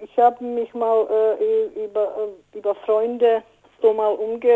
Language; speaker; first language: German; non-native, learner; Bosnian